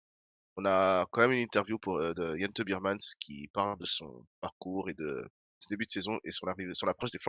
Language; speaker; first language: French; native; French